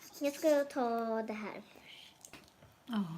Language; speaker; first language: Swedish; early bilingual, other home language; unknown